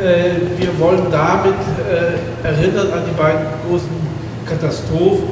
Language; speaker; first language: German; native; German